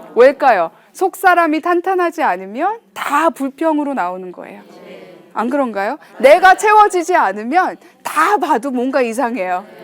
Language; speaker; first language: Korean; early bilingual, heritage; Korean